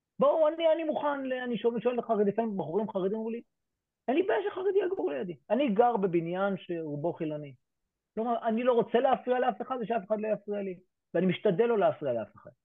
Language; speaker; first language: Hebrew; native; Hebrew